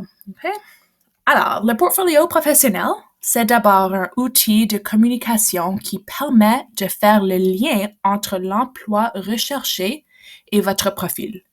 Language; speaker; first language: French; non-native, local second language; English